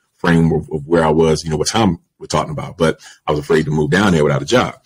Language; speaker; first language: English; native; English